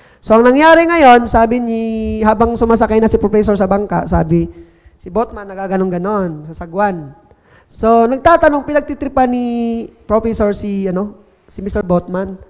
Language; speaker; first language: Filipino; non-native, local second language; Cebuano